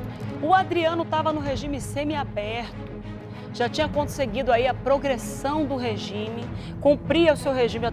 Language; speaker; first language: Portuguese; native; Portuguese